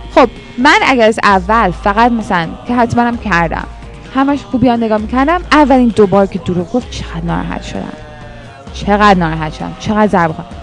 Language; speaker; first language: Persian; early bilingual, heritage; Persian